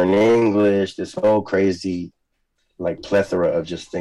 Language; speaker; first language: English; early bilingual, other home language; Spanish